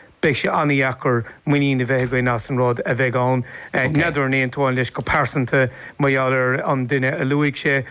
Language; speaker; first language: Irish; native; Irish